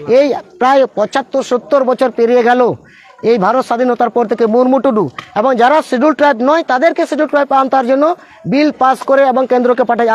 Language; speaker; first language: Bangla; non-native, local second language; Santali